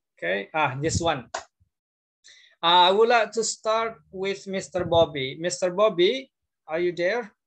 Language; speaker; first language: English; non-native, fluent; Indonesian